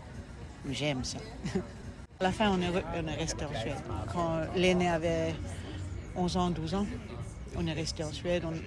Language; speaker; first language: French; non-native, fluent; German